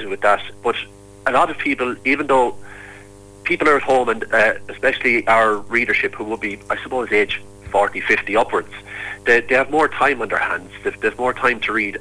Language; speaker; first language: English; native; English